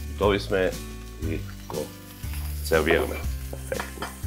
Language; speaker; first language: Bulgarian; non-native, fluent; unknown